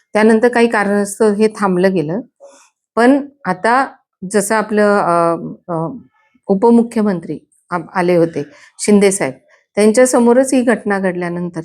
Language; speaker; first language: Marathi; native; Marathi